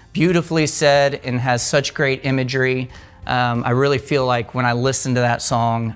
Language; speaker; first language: English; native; English